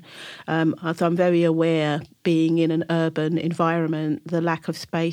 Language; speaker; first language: English; native; English